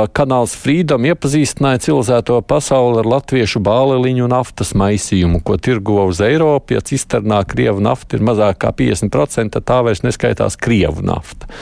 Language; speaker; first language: Latvian; native; Latvian